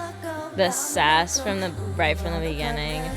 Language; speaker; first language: English; native; English